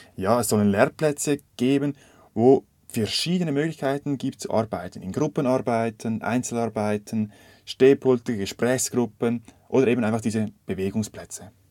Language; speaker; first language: German; native; German